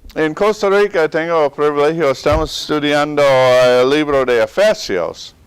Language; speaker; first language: Spanish; non-native, fluent; English